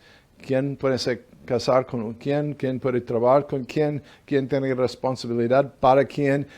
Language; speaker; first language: Spanish; non-native, fluent; English